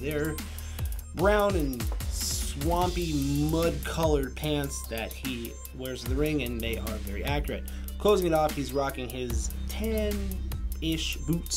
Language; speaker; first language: English; native; English